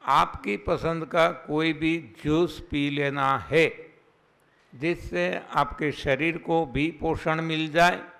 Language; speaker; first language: Hindi; non-native, local second language; Gujarati